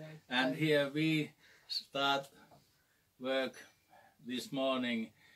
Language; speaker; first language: English; non-native, learner; Finnish